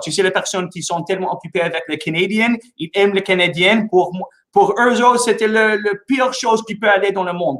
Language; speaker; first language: French; non-native, local second language; English